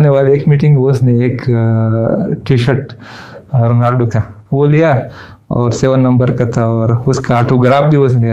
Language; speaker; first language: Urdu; non-native, learner; Pashto